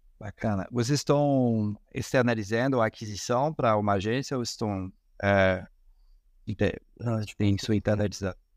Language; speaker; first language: Portuguese; non-native, fluent; Spanish